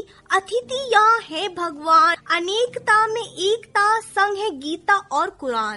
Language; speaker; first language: Hindi; native; Hindi